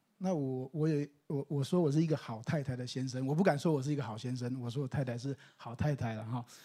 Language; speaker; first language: Chinese; native; Chinese